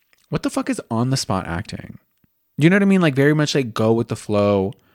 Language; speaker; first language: English; early bilingual, other home language; Spanish